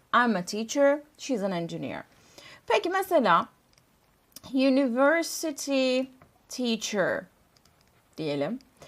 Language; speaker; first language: English; non-native, fluent; Turkish